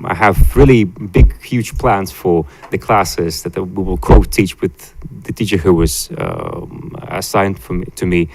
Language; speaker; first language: English; non-native, fluent; Latvian